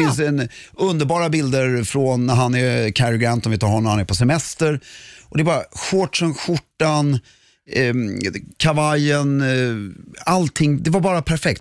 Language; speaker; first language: Swedish; native; Swedish